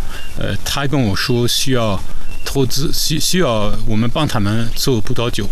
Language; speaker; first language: Chinese; non-native, fluent; French